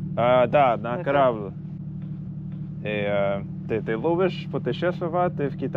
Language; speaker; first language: Russian; non-native, learner; English